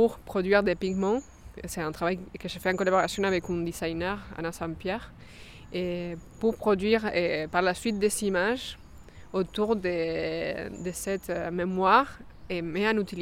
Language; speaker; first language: French; non-native, fluent; Spanish